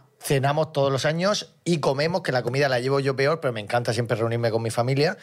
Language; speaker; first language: Spanish; native; Spanish